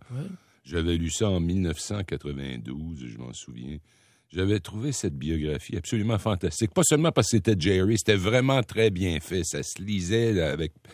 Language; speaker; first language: French; native; French